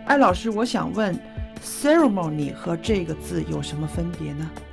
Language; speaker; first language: Chinese; native; Chinese